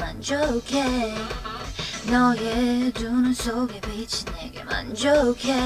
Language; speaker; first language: Korean; native; Korean